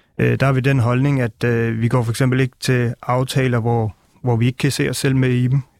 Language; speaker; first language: Danish; early bilingual, other home language; Punjabi